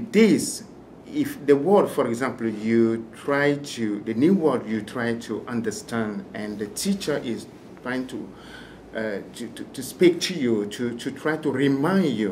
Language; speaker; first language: English; non-native, fluent; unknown